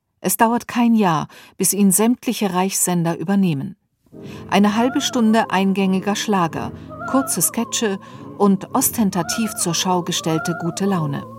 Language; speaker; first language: German; native; German